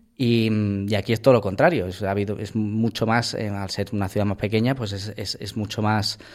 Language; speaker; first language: Spanish; native; Spanish